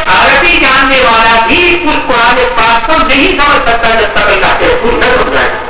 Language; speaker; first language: Urdu; non-native, local second language; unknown